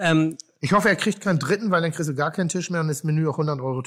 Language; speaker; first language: German; native; German